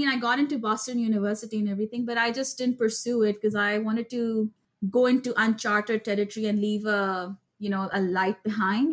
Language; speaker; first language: English; non-native, local second language; Urdu